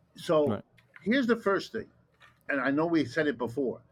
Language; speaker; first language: English; early bilingual, other home language; German